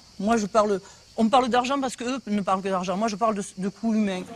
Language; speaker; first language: French; native; French